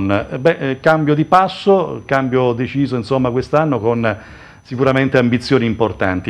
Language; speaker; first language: Italian; native; Italian